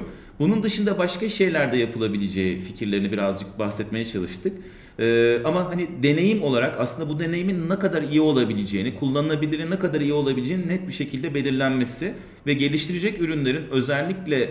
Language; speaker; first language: Turkish; native; Turkish